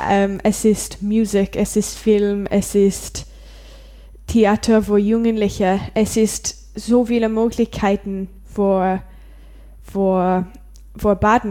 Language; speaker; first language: German; non-native, learner; English